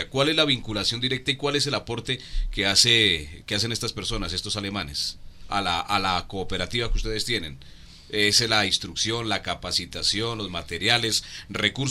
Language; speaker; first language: Spanish; native; Spanish